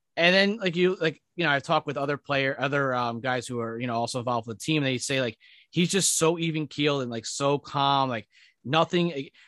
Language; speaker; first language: English; native; English